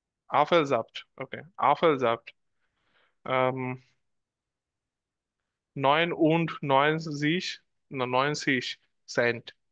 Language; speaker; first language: German; non-native, learner; Bangla